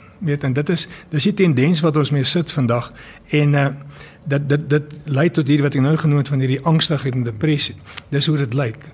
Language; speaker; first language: Afrikaans; early bilingual, other home language; English